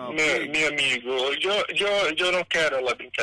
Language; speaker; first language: Spanish; non-native, learner; Portuguese